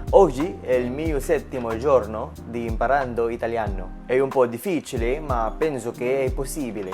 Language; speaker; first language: Italian; non-native, learner; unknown